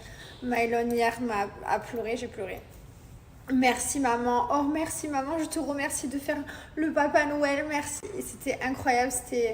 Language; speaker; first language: French; native; French